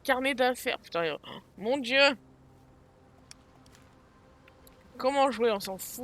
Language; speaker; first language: French; native; French